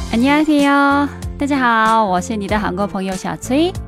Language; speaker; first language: Chinese; non-native, fluent; Korean